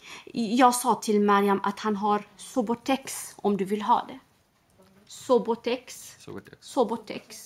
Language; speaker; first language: Swedish; non-native, fluent; Arabic